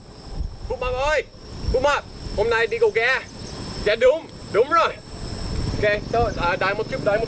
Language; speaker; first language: Vietnamese; non-native, learner; English